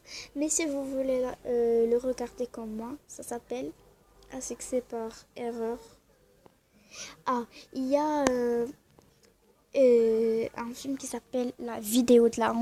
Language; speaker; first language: French; non-native, learner; Arabic